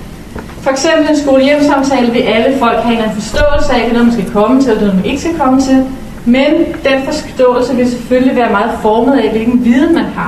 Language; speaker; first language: Danish; native; Danish